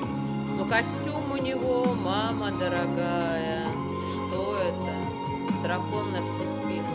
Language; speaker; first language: Russian; native; Russian